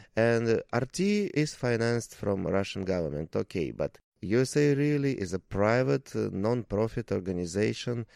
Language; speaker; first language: English; non-native, learner; Russian